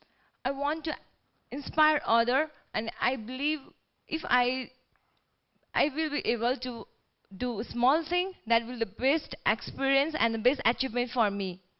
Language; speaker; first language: English; non-native, learner; Nepali